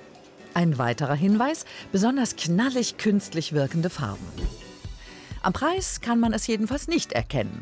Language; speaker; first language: German; native; German